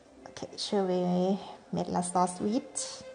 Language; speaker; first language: French; non-native, learner; Thai